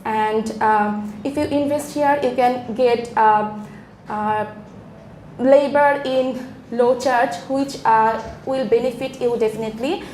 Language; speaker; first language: English; non-native, local second language; Bangla